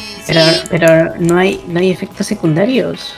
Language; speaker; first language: Spanish; native; Spanish